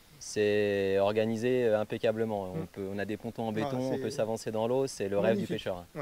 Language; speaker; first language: French; native; French